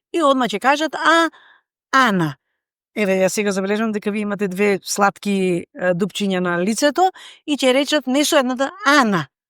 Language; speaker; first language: Macedonian; native; Macedonian